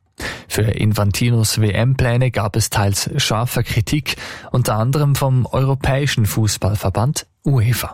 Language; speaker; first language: German; native; German